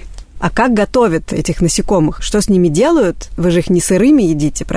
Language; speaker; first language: Russian; native; Russian